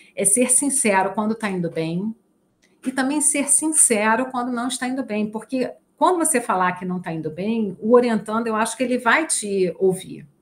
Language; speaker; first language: Portuguese; native; Portuguese